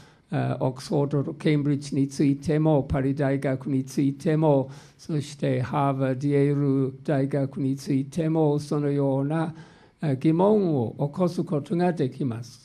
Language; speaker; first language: Japanese; non-native, fluent; English